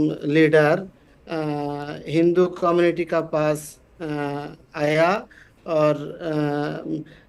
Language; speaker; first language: Hindi; non-native, learner; Bangla